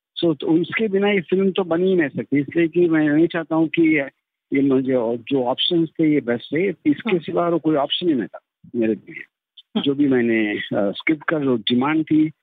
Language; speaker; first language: Hindi; non-native, local second language; Telugu